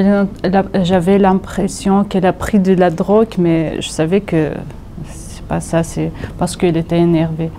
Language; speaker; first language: French; non-native, fluent; Russian